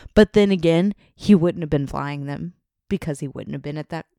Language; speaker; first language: English; native; English